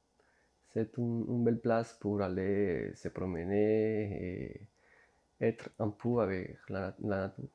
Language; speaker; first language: French; non-native, learner; Spanish